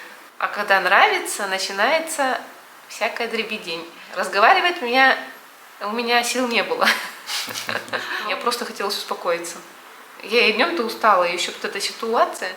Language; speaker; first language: Russian; native; Russian